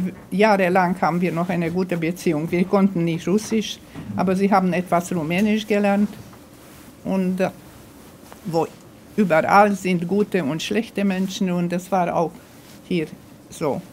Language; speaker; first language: German; non-native, fluent; Romanian